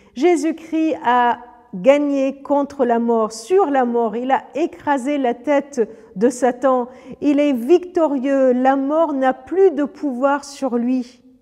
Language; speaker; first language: French; early bilingual, other home language; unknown